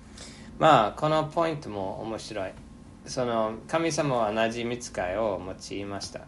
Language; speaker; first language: Japanese; non-native, fluent; English